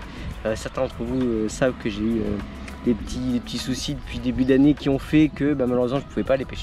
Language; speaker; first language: French; native; French